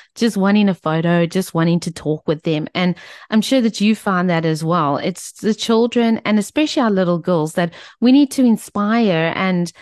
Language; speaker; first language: English; native; English